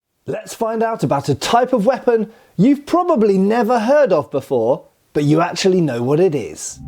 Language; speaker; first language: English; native; English